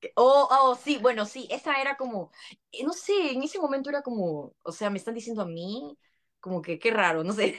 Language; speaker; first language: Spanish; native; Spanish